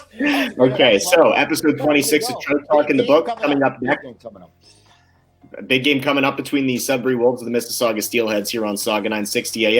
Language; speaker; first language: English; native; English